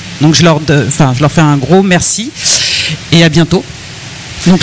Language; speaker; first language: French; native; French